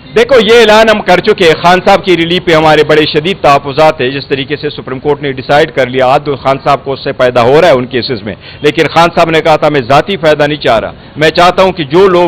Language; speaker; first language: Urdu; non-native, local second language; Pashto